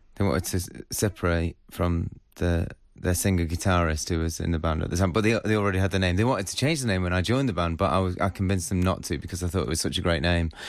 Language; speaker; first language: English; native; English